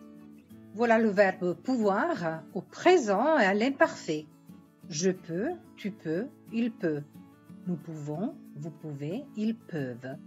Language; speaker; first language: French; non-native, fluent; Italian